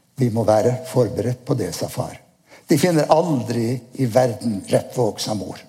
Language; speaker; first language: Norwegian; native; Norwegian